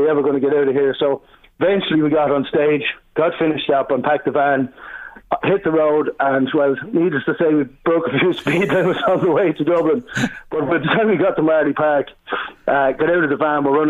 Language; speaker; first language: English; native; English